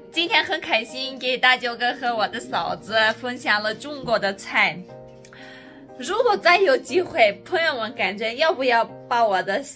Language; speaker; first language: Chinese; non-native, fluent; Armenian